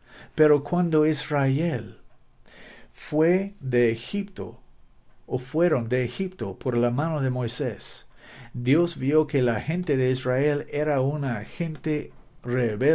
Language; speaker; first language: Spanish; non-native, learner; English